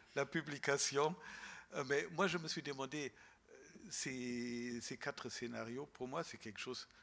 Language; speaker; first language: French; non-native, fluent; German